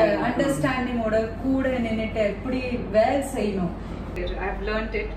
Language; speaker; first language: Tamil; non-native, local second language; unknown